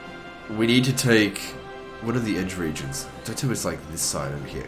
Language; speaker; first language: English; native; English